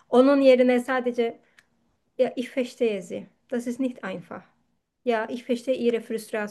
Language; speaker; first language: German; non-native, fluent; Turkish